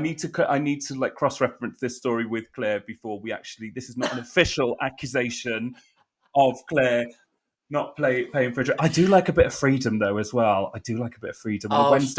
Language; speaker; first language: English; native; English